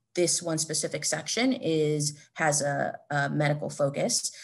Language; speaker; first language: English; native; English